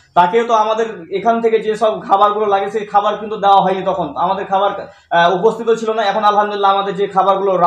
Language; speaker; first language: Bangla; native; Bangla